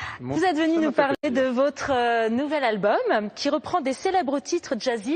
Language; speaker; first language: French; native; French